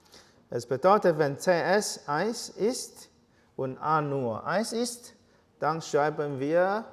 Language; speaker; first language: German; non-native, learner; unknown